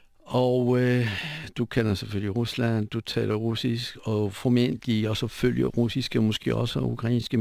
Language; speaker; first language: Danish; non-native, fluent; Polish